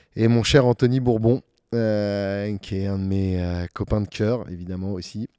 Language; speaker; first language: French; native; French